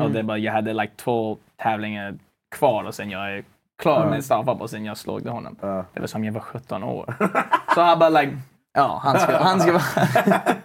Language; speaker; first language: Swedish; non-native, fluent; English